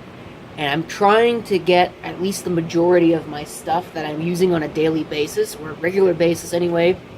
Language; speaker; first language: English; native; English